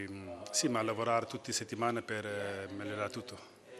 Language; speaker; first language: Italian; non-native, learner; Dutch